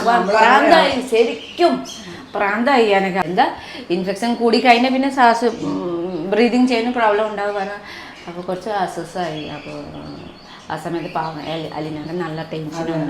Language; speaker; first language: Malayalam; non-native, fluent; Nepali